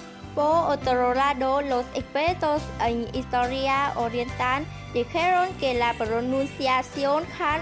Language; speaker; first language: Spanish; non-native, learner; Vietnamese